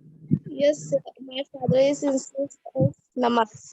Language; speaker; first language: English; non-native, learner; Hindi